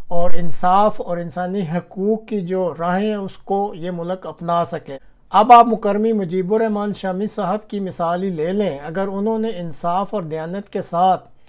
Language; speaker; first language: Urdu; non-native, local second language; Punjabi